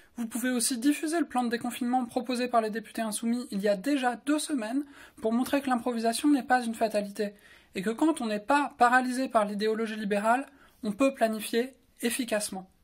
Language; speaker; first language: French; native; French